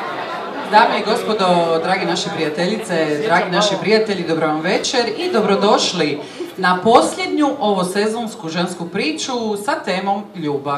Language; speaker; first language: Croatian; native; Croatian